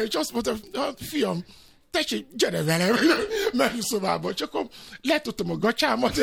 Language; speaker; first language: Hungarian; non-native, fluent; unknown